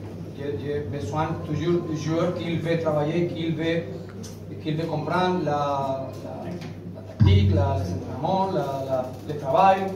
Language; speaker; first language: French; non-native, learner; Spanish